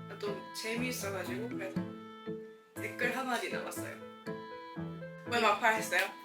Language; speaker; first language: Korean; non-native, fluent; Chinese